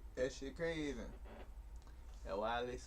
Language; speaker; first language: English; native; English